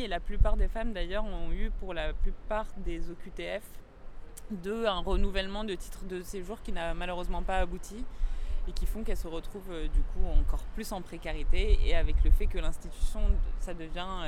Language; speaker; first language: French; native; French